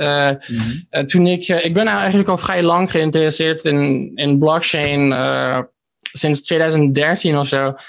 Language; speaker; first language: Dutch; early bilingual, heritage; Dutch